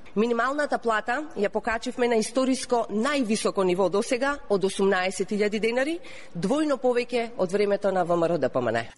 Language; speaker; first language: Macedonian; native; Macedonian